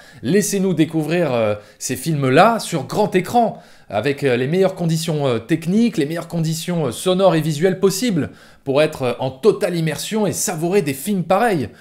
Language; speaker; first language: French; native; French